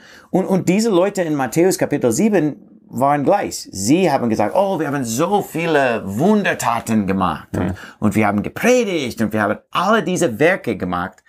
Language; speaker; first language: German; non-native, fluent; English